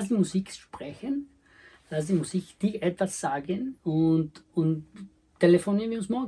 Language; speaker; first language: German; non-native, learner; Spanish